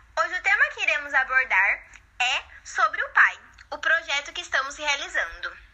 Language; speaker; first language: Portuguese; native; Portuguese